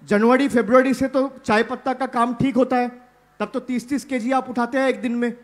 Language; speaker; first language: Hindi; non-native, local second language; Bangla